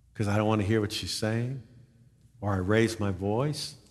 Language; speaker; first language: English; native; English